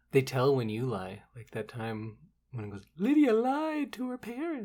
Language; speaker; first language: English; native; English